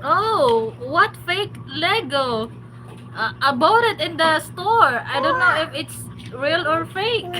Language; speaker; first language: English; non-native, local second language; Cebuano